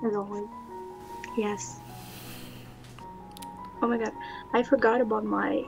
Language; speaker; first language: English; non-native, learner; Russian